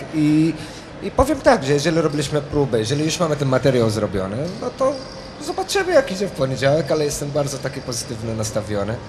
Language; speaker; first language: Polish; non-native, fluent; Maltese